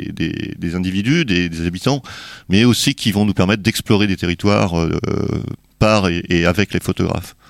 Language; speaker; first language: French; native; French